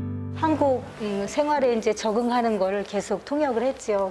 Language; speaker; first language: Korean; native; Korean